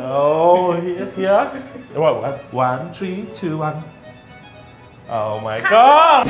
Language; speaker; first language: English; non-native, learner; Thai